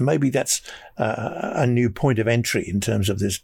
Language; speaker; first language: English; native; English